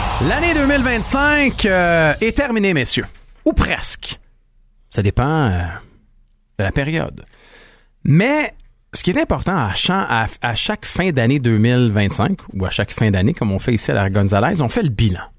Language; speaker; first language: French; native; French